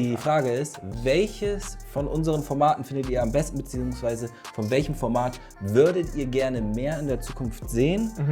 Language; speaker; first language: German; native; German